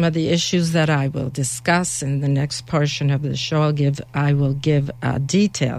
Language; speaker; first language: English; native; English